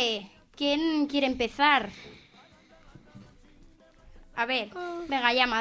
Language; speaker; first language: Spanish; native; Spanish